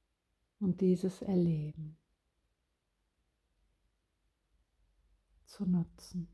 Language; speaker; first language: German; native; German